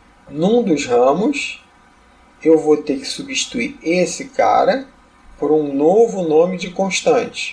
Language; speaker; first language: Portuguese; native; Portuguese